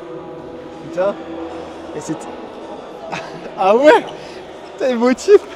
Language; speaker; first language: French; native; French